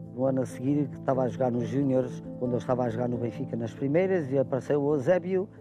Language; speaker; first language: Portuguese; native; Portuguese